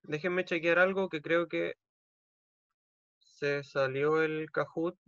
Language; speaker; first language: Spanish; native; Spanish